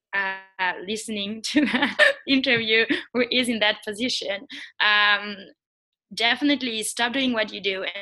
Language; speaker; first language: English; non-native, fluent; French